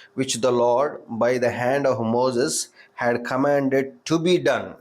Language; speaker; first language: English; non-native, local second language; Telugu